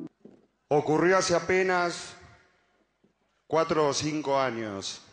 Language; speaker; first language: Spanish; native; Spanish